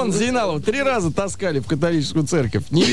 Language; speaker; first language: Russian; native; Russian